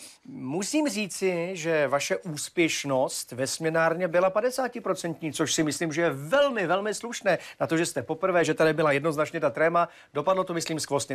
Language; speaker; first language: Czech; native; Czech